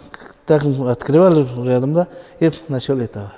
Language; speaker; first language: Russian; non-native, learner; Tajik